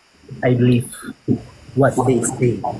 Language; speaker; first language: English; non-native, learner; Indonesian